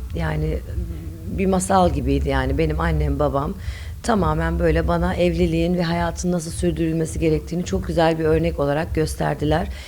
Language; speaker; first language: Turkish; early bilingual, heritage; Turkish